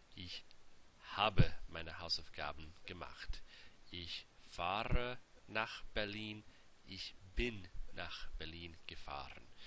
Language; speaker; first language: German; non-native, fluent; English